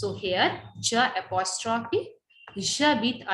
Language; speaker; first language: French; non-native, learner; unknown